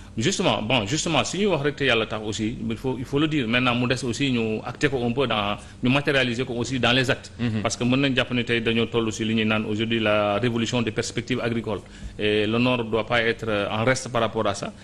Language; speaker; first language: Wolof; non-native, local second language; Fula